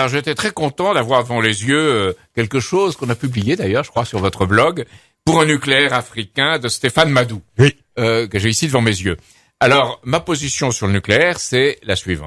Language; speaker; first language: French; native; French